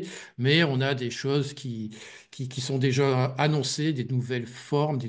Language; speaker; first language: French; native; French